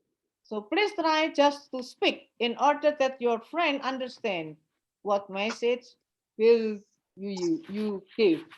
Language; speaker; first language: English; non-native, fluent; Indonesian